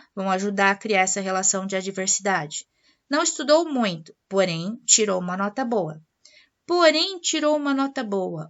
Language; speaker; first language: Portuguese; native; Portuguese